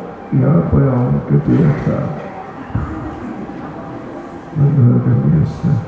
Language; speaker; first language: Russian; non-native, learner; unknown